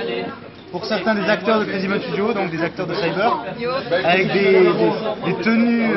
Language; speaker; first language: French; native; French